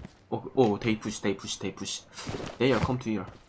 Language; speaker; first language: English; non-native, learner; Korean